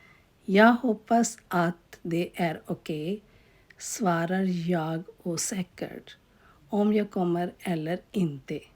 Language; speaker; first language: Swedish; non-native, fluent; Urdu